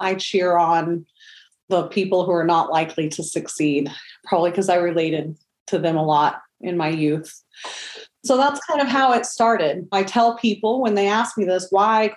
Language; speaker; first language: English; native; English